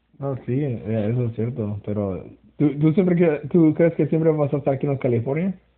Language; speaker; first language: Spanish; early bilingual, heritage; Spanish